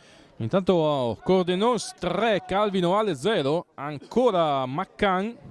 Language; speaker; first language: Italian; native; Italian